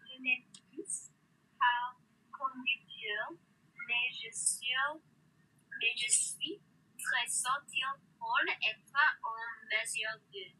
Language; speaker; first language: French; non-native, learner; English